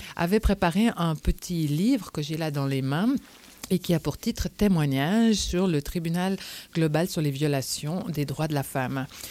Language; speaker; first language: French; native; French